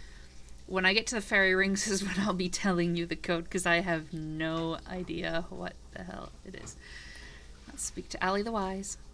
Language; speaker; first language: English; native; English